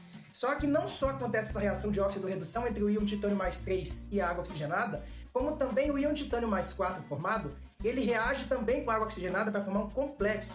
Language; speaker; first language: Portuguese; native; Portuguese